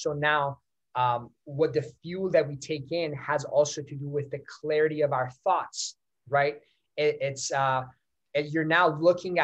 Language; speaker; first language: English; non-native, fluent; Persian